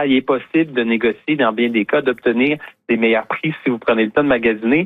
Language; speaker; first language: French; native; French